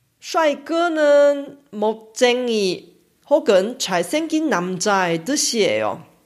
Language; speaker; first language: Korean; non-native, fluent; Chinese